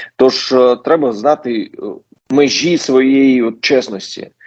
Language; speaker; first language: Ukrainian; non-native, local second language; Russian